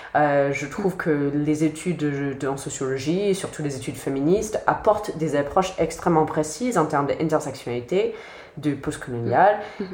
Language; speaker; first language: French; non-native, fluent; English